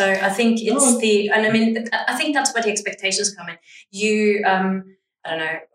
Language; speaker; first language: English; non-native, fluent; German